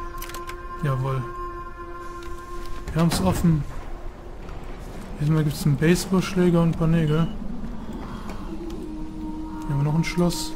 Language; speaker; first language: German; native; German